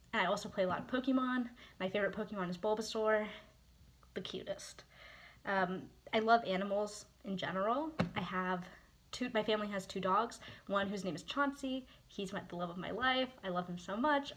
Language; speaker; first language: English; native; English